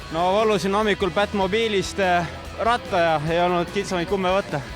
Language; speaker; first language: Estonian; native; Estonian